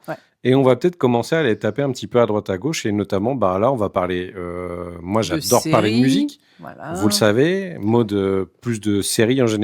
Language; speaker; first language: French; native; French